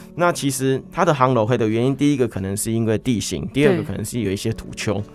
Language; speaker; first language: Chinese; native; Chinese